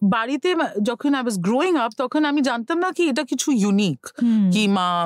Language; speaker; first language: Bangla; early bilingual, heritage; Bangla